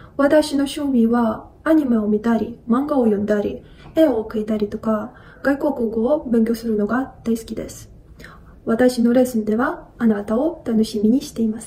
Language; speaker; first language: Japanese; non-native, fluent; Russian